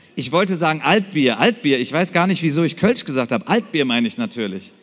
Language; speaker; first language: German; native; German